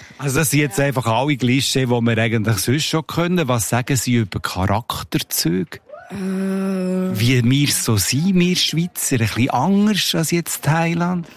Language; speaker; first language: German; native; German